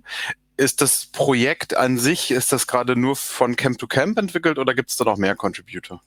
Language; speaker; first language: German; native; German